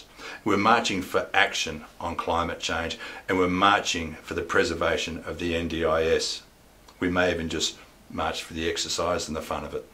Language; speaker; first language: English; native; English